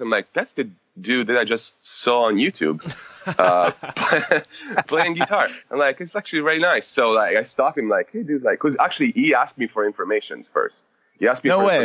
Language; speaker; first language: English; non-native, fluent; Italian